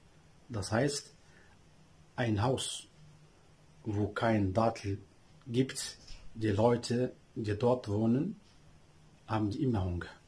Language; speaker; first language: German; non-native, learner; Arabic